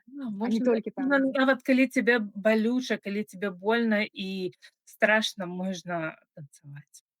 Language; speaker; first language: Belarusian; non-native, local second language; Russian